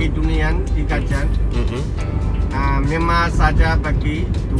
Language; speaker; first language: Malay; non-native, learner; Burmese